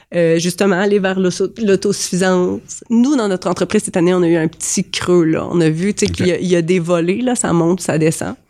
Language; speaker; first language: French; native; French